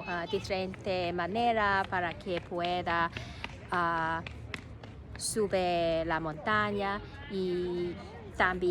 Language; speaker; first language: Spanish; non-native, learner; Cantonese